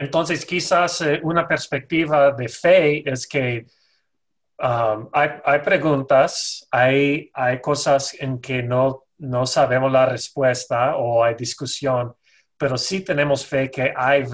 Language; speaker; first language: Spanish; non-native, fluent; English